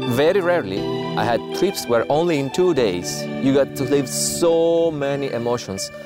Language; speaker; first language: English; non-native, fluent; Italian